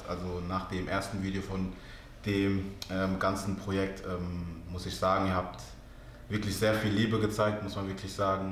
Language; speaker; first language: German; native; German